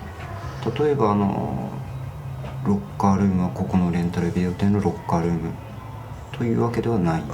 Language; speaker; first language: Japanese; native; Japanese